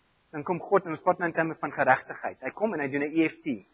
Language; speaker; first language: Afrikaans; non-native, fluent; German